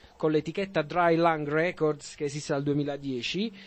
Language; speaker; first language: Italian; native; Italian